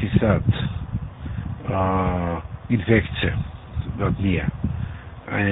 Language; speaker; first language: Russian; non-native, learner; German